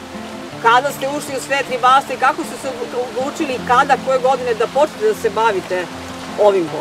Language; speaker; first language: Croatian; native; Croatian